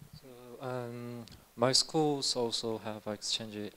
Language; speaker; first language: English; non-native, learner; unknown